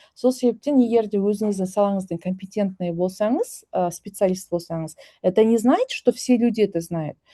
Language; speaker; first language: Russian; non-native, local second language; Kazakh